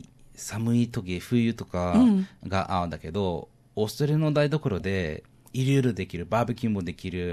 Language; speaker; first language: Japanese; non-native, learner; English